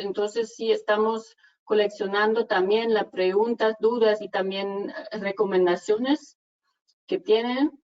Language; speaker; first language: Spanish; non-native, fluent; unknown